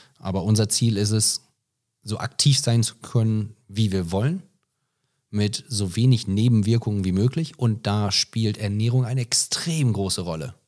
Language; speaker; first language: German; non-native, fluent; English